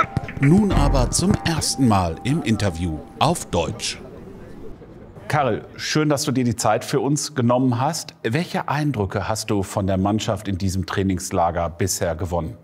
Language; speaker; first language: German; native; German